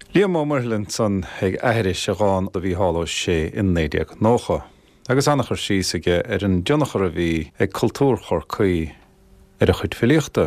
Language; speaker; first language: Irish; native; Irish